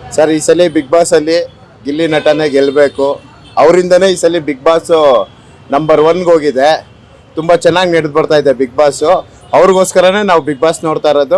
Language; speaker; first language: Kannada; native; Kannada